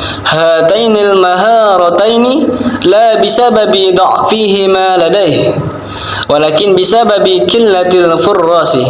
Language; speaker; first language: Arabic; non-native, learner; Indonesian